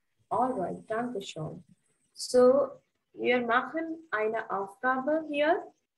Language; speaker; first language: German; non-native, fluent; Hindi